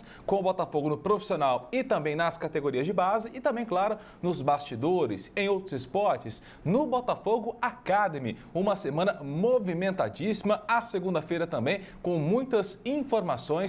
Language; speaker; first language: Portuguese; native; Portuguese